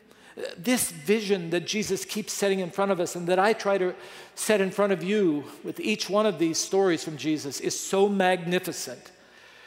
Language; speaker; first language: English; native; English